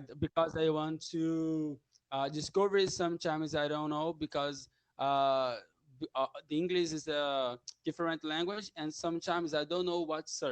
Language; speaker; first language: English; non-native, learner; Portuguese